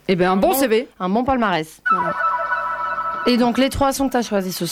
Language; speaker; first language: French; native; French